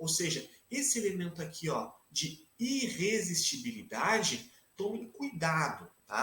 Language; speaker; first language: Portuguese; native; Portuguese